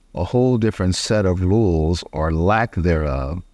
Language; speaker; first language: English; native; English